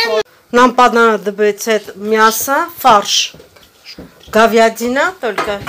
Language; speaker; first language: Russian; non-native, fluent; Armenian